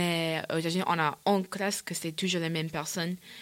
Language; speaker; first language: French; non-native, learner; English